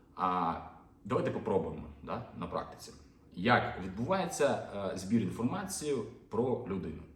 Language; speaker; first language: Ukrainian; non-native, local second language; Russian